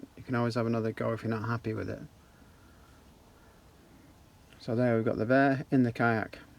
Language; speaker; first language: English; native; English